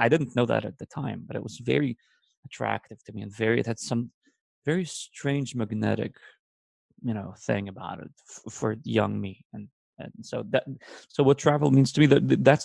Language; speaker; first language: English; non-native, fluent; Hebrew